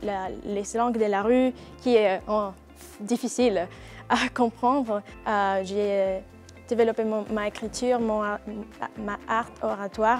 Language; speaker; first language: French; non-native, fluent; Spanish